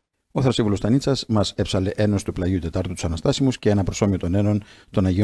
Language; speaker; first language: Greek; native; Greek